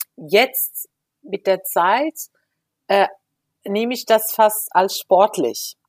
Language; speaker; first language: German; non-native, fluent; Arabic